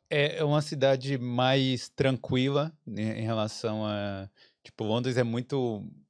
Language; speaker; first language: Portuguese; native; Portuguese